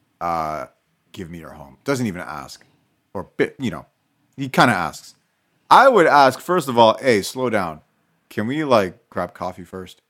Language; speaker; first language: English; native; English